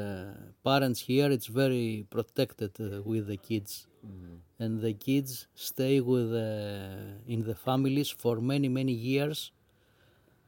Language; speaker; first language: English; non-native, learner; Greek